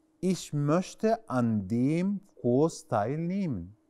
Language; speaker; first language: German; non-native, fluent; Arabic